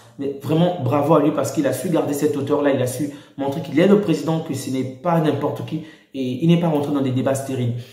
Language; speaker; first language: French; native; French